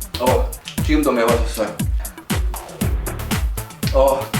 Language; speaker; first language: Korean; non-native, learner; English